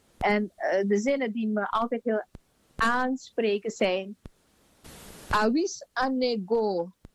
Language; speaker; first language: Dutch; native; Dutch